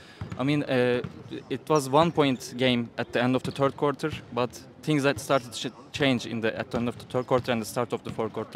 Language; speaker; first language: English; non-native, fluent; Turkish